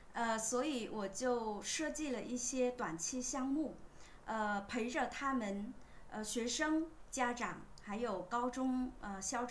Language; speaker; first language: Chinese; non-native, fluent; Vietnamese